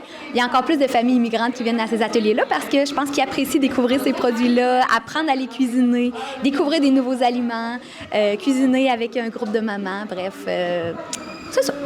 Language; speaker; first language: French; native; French